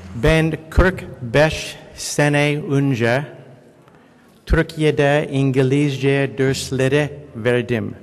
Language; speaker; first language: Turkish; non-native, learner; English